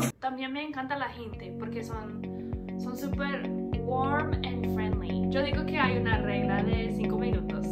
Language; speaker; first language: Spanish; non-native, fluent; English